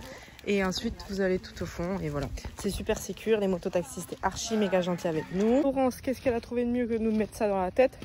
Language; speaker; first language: French; native; French